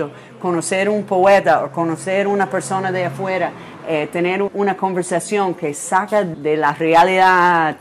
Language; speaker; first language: Spanish; non-native, fluent; English